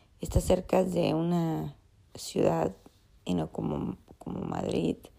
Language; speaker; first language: Spanish; early bilingual, heritage; Spanish